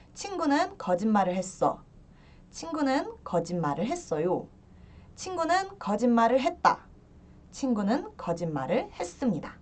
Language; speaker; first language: Korean; early bilingual, heritage; Korean